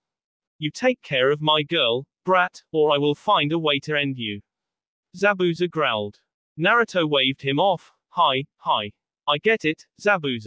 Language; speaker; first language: English; native; English